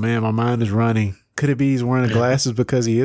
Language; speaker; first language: English; native; English